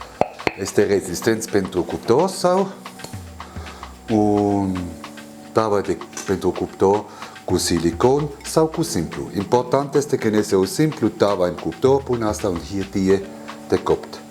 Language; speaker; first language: Romanian; non-native, learner; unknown